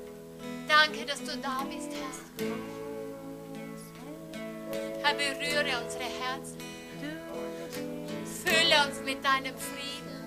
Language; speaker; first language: German; native; German